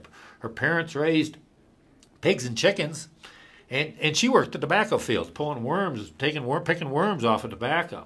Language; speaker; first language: English; native; English